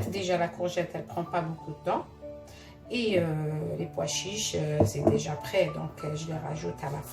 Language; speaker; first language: French; non-native, local second language; Arabic